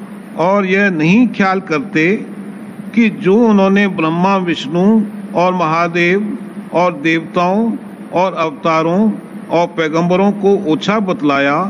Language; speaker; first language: Hindi; native; Hindi